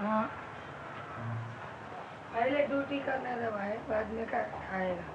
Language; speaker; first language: Hindi; non-native, local second language; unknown